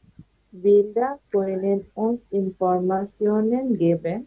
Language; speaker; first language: German; non-native, learner; Bangla